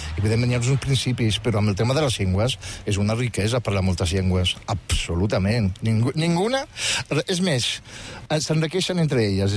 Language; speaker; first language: Catalan; non-native, fluent; Riffian